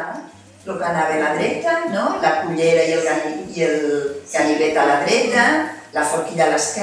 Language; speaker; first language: Catalan; native; Catalan